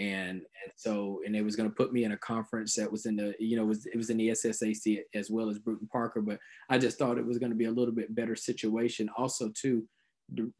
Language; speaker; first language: English; native; English